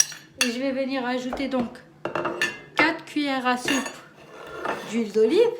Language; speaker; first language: French; native; French